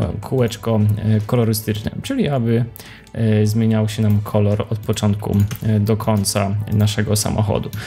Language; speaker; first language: Polish; native; Polish